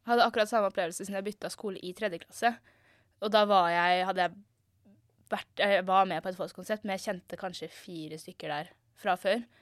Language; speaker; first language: Norwegian; native; Norwegian